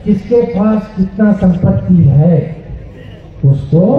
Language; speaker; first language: Hindi; non-native, local second language; Kannada